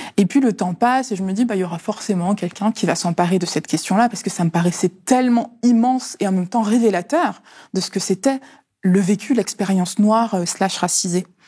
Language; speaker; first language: French; early bilingual, other home language; Lingala